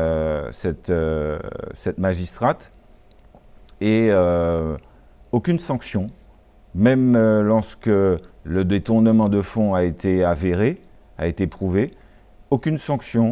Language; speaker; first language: French; native; French